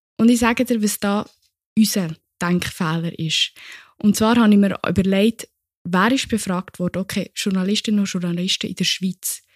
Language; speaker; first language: German; native; German